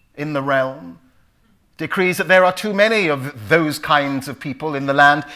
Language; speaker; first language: English; native; English